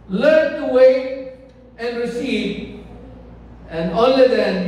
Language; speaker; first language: English; non-native, local second language; Filipino